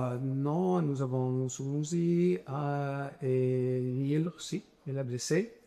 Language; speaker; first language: French; non-native, fluent; Italian